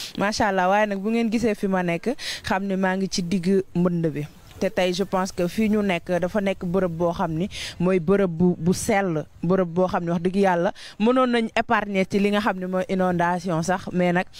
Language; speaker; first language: Wolof; native; Wolof